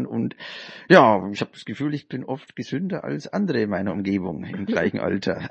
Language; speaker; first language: German; native; German